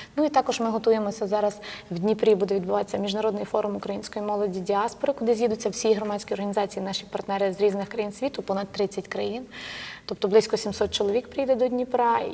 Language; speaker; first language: Ukrainian; native; Ukrainian